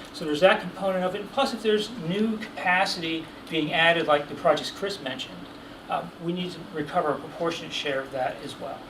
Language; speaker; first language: English; native; English